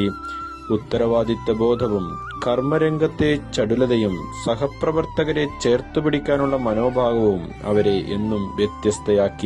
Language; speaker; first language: Malayalam; native; Malayalam